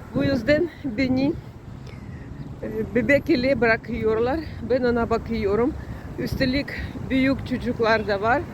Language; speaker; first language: Turkish; non-native, learner; Russian